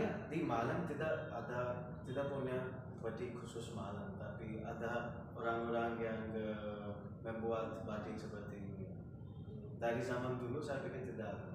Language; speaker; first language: Indonesian; non-native, fluent; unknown